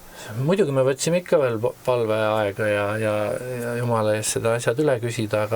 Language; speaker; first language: Estonian; native; Estonian